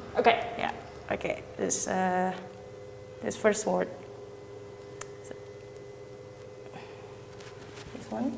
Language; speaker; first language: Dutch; non-native, learner; Indonesian